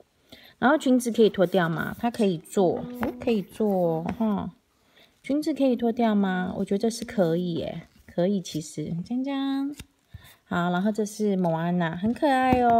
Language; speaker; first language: Chinese; native; Chinese